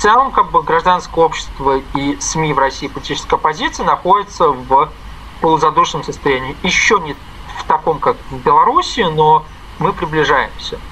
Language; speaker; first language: Russian; native; Russian